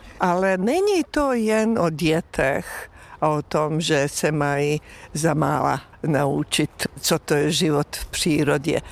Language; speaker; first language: Czech; native; Czech